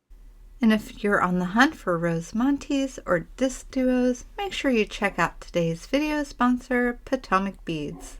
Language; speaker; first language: English; native; English